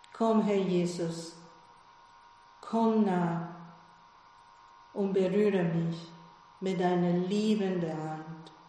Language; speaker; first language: German; non-native, fluent; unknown